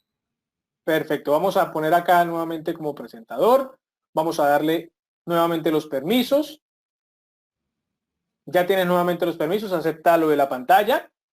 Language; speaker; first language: Spanish; native; Spanish